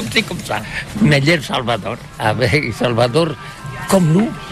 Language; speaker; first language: French; non-native, learner; Catalan